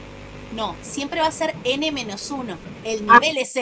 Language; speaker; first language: Spanish; native; Spanish